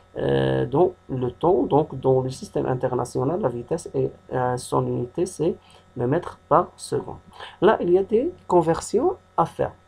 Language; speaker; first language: French; non-native, local second language; Arabic